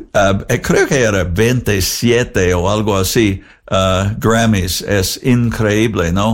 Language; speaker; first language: Spanish; non-native, learner; English